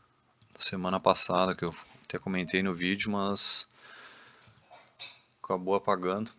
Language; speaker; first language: Portuguese; native; Portuguese